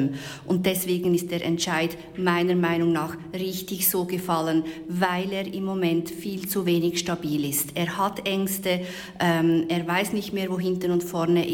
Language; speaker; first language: German; native; German